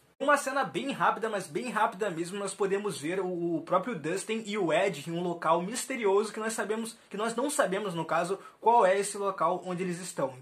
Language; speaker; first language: Portuguese; native; Portuguese